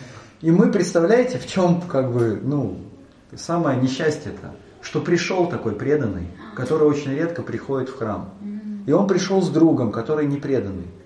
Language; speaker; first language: Russian; native; Russian